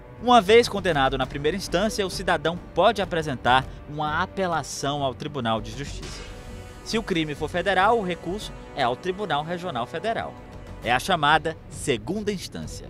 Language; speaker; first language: Portuguese; native; Portuguese